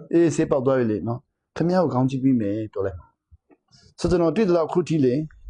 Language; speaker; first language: Burmese; non-native, local second language; Hakha Chin